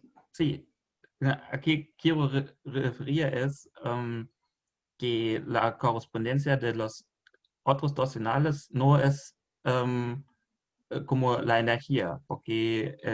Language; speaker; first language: Spanish; non-native, fluent; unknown